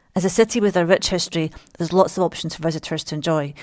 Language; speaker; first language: English; native; English